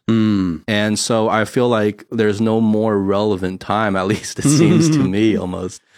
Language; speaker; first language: English; native; English